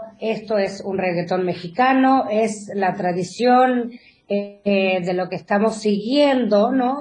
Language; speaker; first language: Spanish; native; Spanish